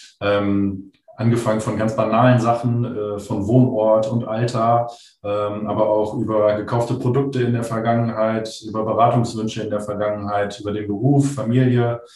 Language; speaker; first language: German; native; German